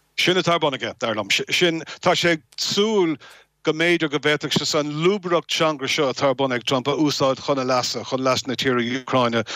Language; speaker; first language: Irish; non-native, local second language; English